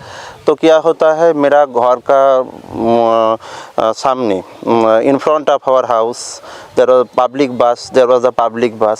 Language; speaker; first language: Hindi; non-native, local second language; Bangla